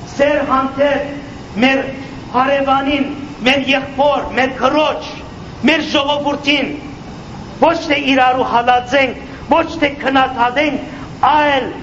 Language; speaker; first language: Armenian; native; Armenian